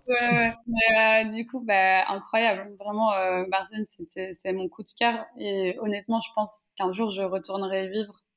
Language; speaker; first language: French; native; French